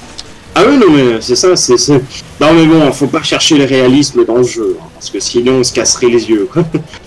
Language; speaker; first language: French; native; French